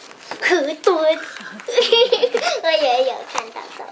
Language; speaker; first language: Chinese; native; Chinese